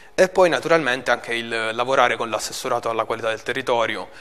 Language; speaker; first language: Italian; native; Italian